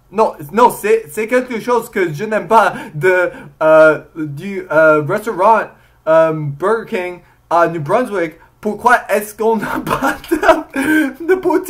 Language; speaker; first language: French; non-native, learner; English